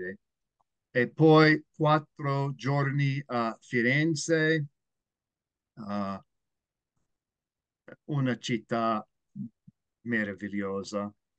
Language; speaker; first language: Italian; non-native, learner; English